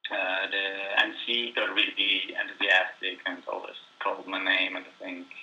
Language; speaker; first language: English; non-native, fluent; German